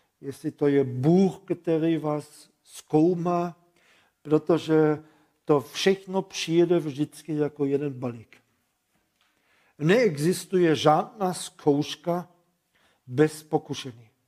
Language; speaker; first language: Czech; non-native, fluent; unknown